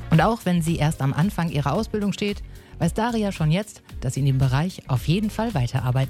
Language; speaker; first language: German; native; German